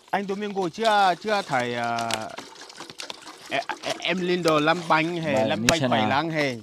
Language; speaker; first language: Vietnamese; non-native, fluent; Portuguese